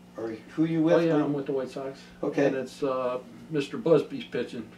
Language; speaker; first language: English; native; English